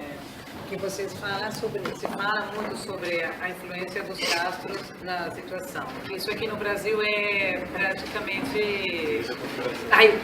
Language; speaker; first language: Portuguese; non-native, fluent; Spanish